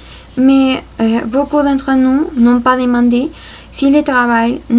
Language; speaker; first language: French; non-native, fluent; Spanish